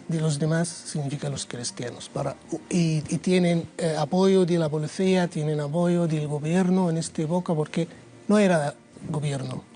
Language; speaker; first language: Spanish; non-native, learner; Arabic